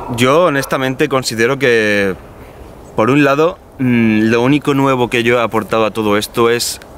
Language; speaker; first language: Spanish; native; Spanish